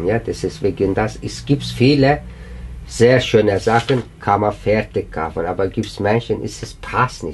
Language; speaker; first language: German; non-native, learner; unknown